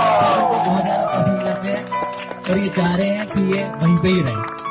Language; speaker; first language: Hindi; native; Hindi